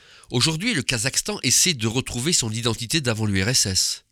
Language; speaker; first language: French; native; French